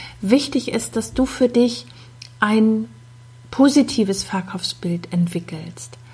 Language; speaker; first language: German; native; German